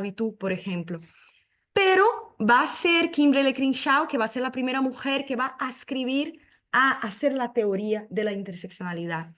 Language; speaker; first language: Spanish; non-native, fluent; Portuguese